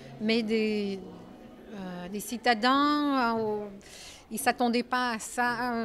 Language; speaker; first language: French; non-native, fluent; English